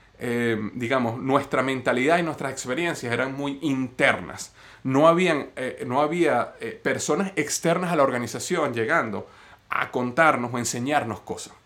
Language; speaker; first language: Spanish; native; Spanish